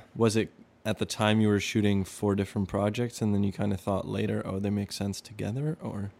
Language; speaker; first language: English; early bilingual, other home language; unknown